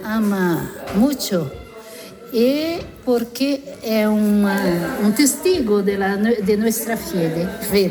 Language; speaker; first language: Spanish; non-native, learner; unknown